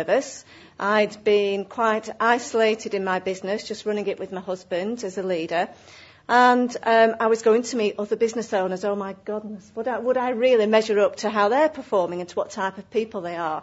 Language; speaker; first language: English; native; English